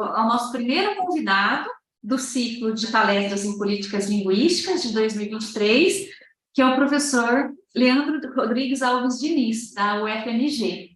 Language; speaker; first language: Portuguese; native; Portuguese